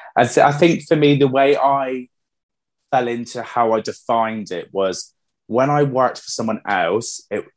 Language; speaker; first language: English; native; English